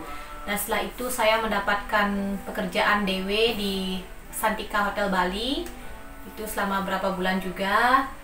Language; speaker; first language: Indonesian; non-native, local second language; Balinese